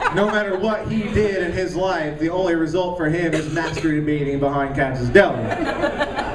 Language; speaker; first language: English; native; English